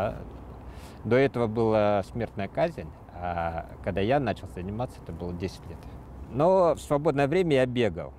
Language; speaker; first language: Russian; native; Russian